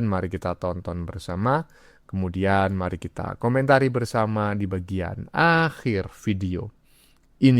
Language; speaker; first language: Indonesian; native; Indonesian